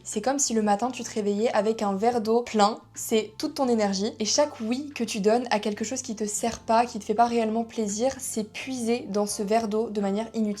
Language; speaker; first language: French; native; French